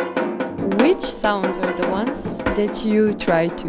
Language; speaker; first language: English; non-native, fluent; Slovenian